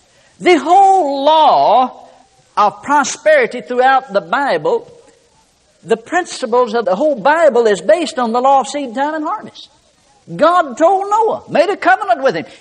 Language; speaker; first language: English; native; English